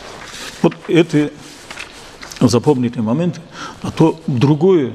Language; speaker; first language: Russian; non-native, local second language; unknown